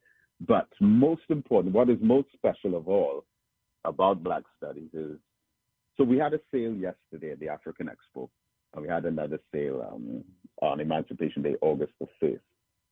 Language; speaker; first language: English; native; English